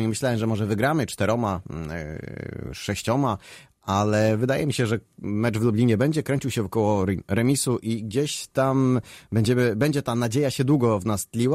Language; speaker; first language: Polish; native; Polish